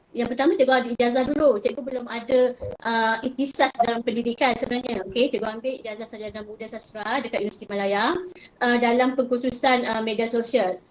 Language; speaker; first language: Malay; native; Malay